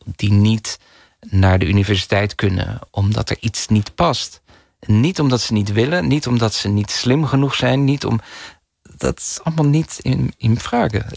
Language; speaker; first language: Dutch; native; Dutch